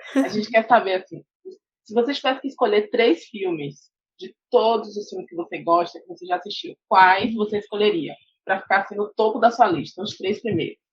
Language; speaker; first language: Portuguese; native; Portuguese